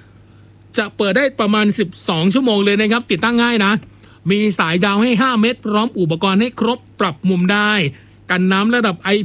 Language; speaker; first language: Thai; non-native, local second language; Northeastern Thai